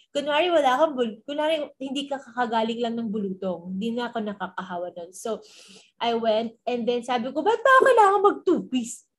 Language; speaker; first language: Filipino; native; Filipino